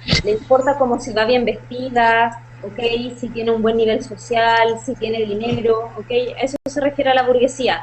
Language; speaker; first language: Spanish; native; Spanish